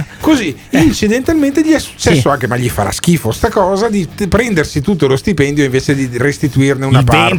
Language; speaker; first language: Italian; native; Italian